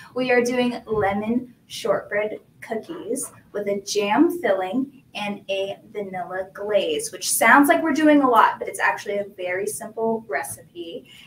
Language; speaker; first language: English; native; English